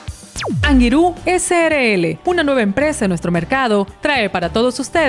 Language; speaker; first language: Spanish; native; Spanish